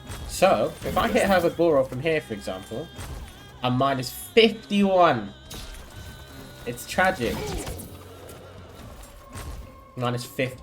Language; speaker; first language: English; native; English